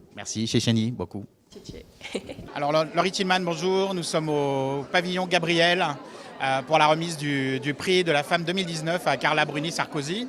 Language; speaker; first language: French; native; French